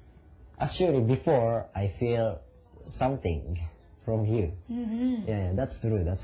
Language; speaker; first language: English; non-native, learner; Japanese